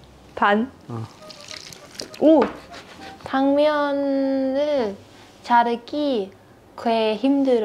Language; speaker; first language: Korean; non-native, learner; German